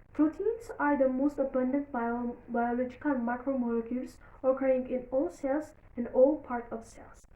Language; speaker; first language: English; non-native, local second language; Amharic